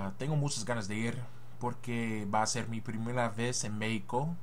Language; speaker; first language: Spanish; non-native, learner; English